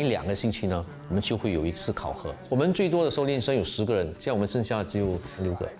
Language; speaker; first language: Chinese; native; Chinese